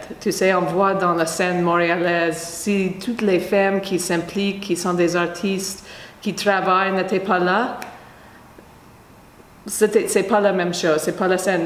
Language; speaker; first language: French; non-native, fluent; English